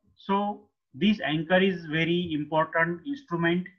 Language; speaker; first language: English; non-native, local second language; Marathi